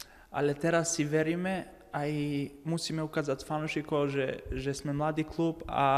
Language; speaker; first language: Slovak; non-native, learner; Macedonian